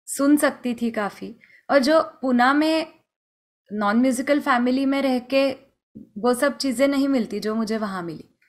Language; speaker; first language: Hindi; non-native, local second language; Marathi